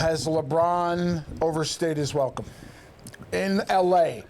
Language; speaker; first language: English; native; English